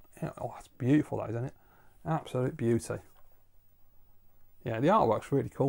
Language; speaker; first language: English; native; English